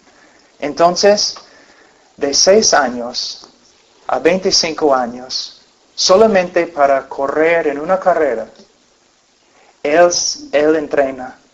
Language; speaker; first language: Spanish; non-native, fluent; English